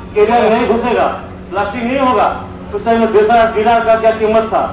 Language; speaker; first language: Hindi; non-native, local second language; Bangla